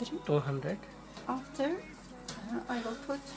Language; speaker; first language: English; non-native, learner; Turkish